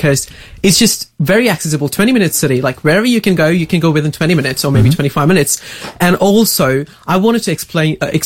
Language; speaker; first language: English; non-native, local second language; Tamil